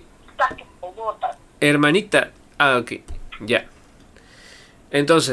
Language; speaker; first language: Spanish; native; Spanish